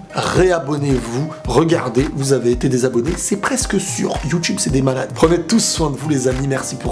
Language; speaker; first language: French; native; French